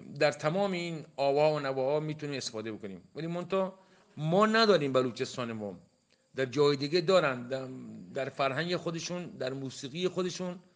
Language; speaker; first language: Persian; non-native, local second language; Baluchi